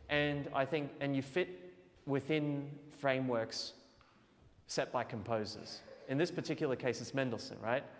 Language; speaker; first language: English; native; English